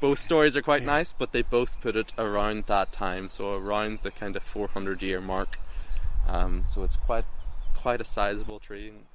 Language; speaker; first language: English; native; English